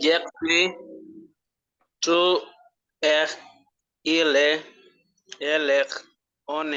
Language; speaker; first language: French; non-native, learner; Spanish